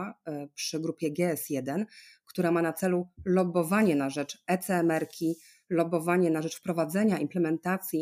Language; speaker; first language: Polish; native; Polish